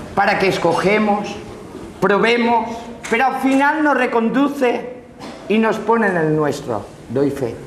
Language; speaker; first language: Spanish; non-native, local second language; Catalan